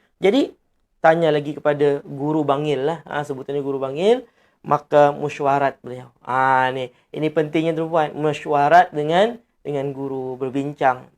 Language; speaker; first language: Malay; native; Malay